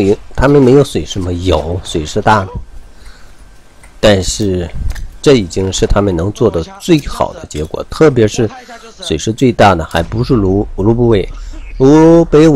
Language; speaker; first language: Chinese; native; Chinese